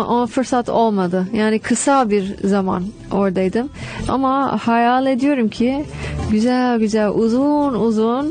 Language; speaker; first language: Turkish; non-native, fluent; English